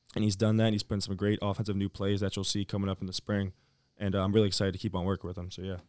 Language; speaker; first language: English; native; English